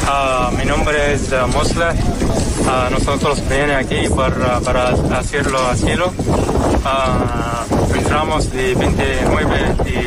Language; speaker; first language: Spanish; non-native, learner; Arabic